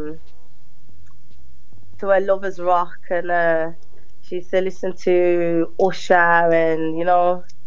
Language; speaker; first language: English; native; English